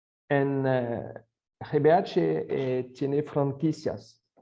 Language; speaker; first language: Spanish; non-native, fluent; French